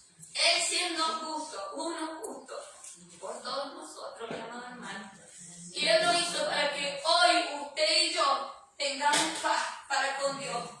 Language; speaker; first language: Spanish; native; Spanish